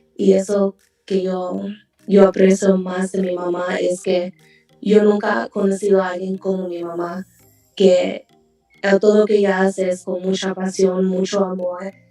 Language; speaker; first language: Spanish; early bilingual, heritage; Spanish